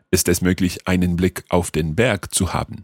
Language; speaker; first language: German; non-native, fluent; English